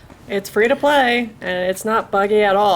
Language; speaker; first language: English; native; English